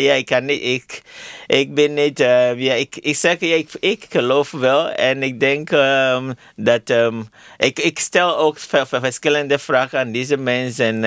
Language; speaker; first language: Dutch; non-native, learner; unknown